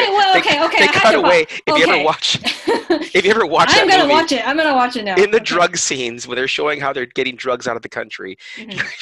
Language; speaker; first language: English; native; English